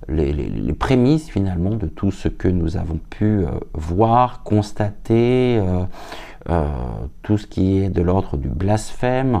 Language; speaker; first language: French; native; French